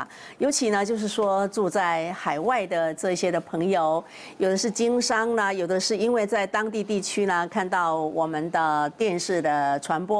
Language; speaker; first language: Chinese; native; Chinese